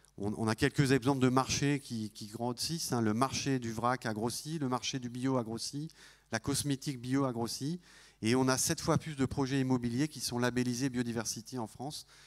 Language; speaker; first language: French; native; French